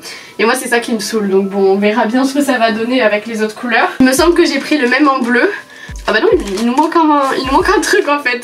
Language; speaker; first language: French; native; French